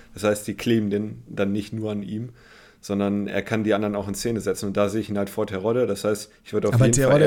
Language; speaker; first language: German; native; German